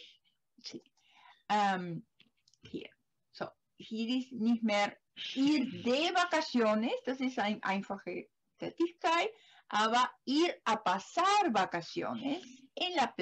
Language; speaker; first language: German; non-native, learner; Spanish